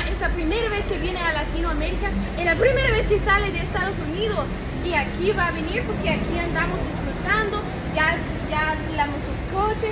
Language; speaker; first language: Spanish; non-native, fluent; English